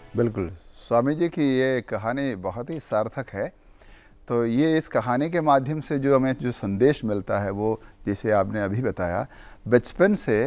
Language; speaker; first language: Hindi; non-native, local second language; Malayalam